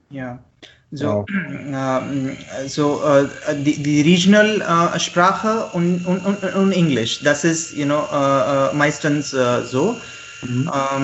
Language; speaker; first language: German; non-native, learner; Marathi